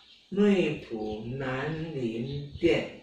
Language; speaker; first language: Chinese; non-native, local second language; Hakka Chinese